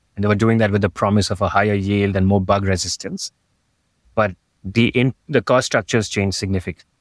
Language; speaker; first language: English; non-native, local second language; Hindi